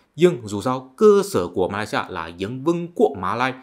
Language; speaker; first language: Vietnamese; non-native, fluent; Malay